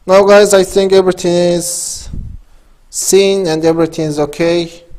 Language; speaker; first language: English; non-native, fluent; Kazakh